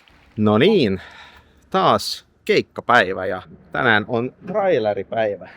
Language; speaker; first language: Finnish; non-native, fluent; Swedish